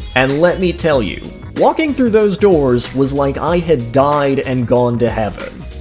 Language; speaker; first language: English; native; English